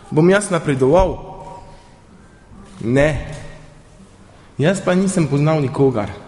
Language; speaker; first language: Slovenian; early bilingual, heritage; Slovenian